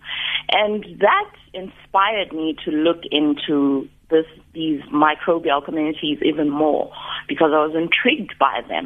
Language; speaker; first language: English; non-native, local second language; Xhosa